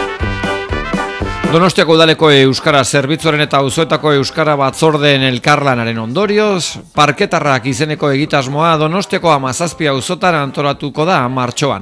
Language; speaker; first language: Basque; native; Basque